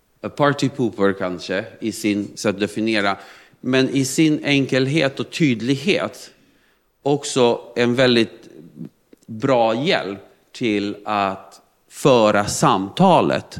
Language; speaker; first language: Swedish; non-native, fluent; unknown